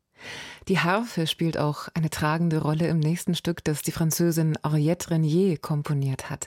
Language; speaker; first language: German; native; German